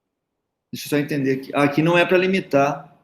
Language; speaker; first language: Portuguese; native; Portuguese